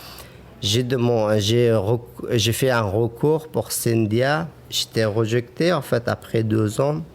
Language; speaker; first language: French; non-native, fluent; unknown